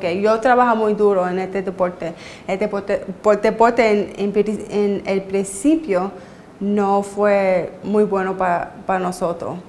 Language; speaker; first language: Spanish; early bilingual, heritage; Spanish